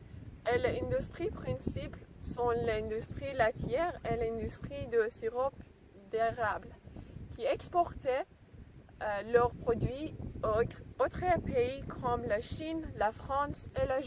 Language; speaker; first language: French; non-native, learner; English